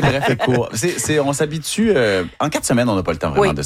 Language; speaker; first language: French; native; French